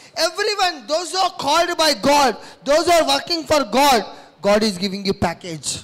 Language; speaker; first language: English; non-native, local second language; Telugu